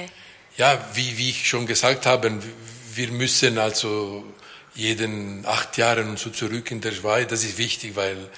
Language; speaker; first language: German; non-native, local second language; French